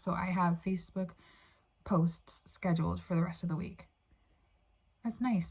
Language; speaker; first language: English; native; English